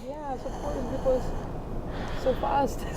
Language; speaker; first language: English; non-native, learner; Russian